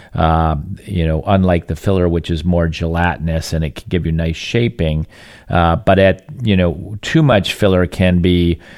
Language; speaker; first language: English; native; English